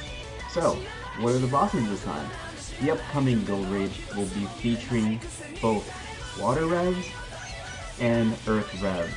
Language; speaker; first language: English; native; English